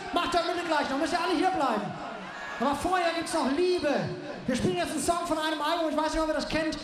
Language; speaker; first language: German; native; German